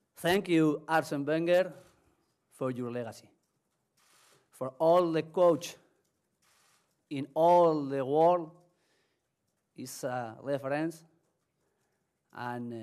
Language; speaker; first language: English; non-native, learner; Spanish